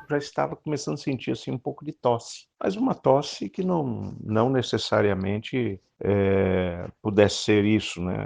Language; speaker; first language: Portuguese; native; Portuguese